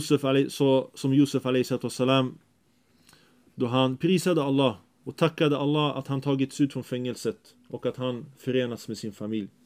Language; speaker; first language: Swedish; early bilingual, other home language; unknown